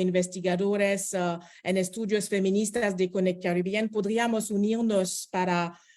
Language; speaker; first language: Spanish; non-native, fluent; French